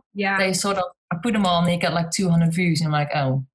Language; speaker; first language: English; non-native, fluent; Dutch